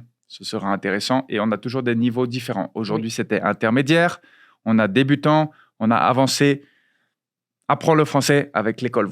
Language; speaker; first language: French; non-native, fluent; Portuguese